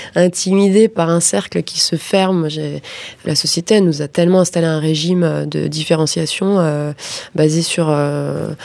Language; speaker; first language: French; native; French